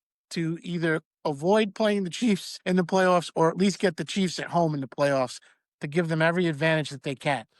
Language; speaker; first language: English; native; English